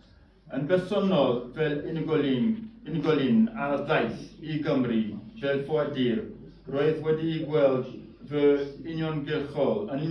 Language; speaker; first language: Welsh; non-native, fluent; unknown